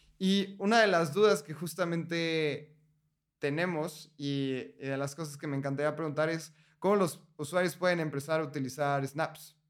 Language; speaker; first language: Spanish; native; Spanish